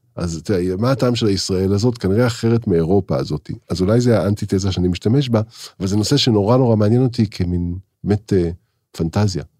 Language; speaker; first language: Hebrew; native; Hebrew